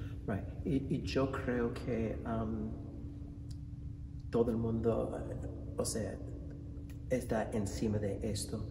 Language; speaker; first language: Spanish; non-native, fluent; English